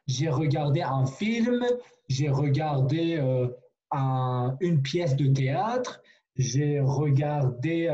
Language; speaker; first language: French; non-native, fluent; Kurdish